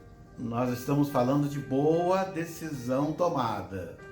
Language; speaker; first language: Portuguese; native; Portuguese